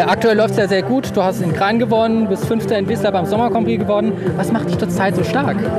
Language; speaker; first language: German; native; German